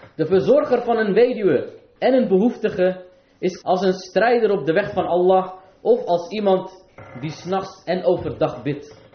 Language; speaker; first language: Dutch; early bilingual, other home language; Arabic